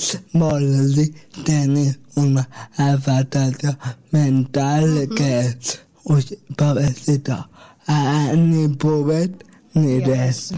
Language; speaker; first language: Catalan; non-native, local second language; Spanish